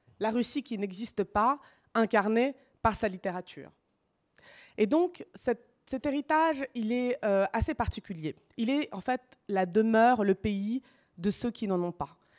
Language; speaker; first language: French; early bilingual, other home language; Russian